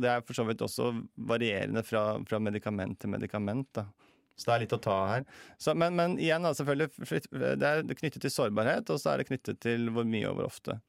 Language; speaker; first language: Norwegian; native; Norwegian